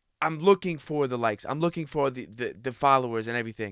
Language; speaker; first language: English; native; English